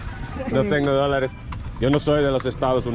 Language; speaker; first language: Spanish; non-native, learner; Finnish